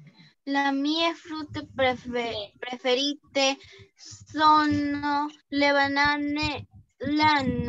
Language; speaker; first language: Italian; non-native, learner; Spanish